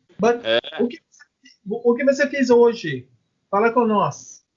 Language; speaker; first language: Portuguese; non-native, learner; English